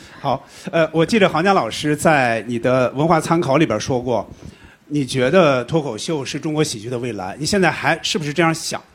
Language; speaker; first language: Chinese; native; Chinese